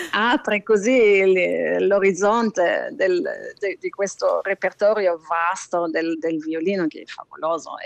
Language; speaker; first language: Italian; non-native, fluent; German